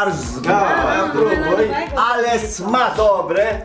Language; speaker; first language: Polish; early bilingual, heritage; Polish